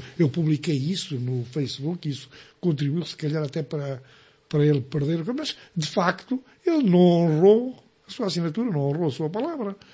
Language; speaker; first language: Portuguese; native; Portuguese